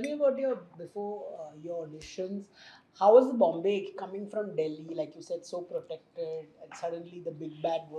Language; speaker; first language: English; non-native, local second language; Hindi